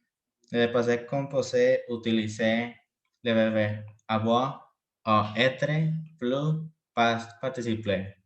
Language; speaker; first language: French; non-native, learner; Spanish